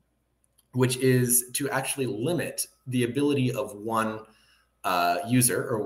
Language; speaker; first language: English; native; English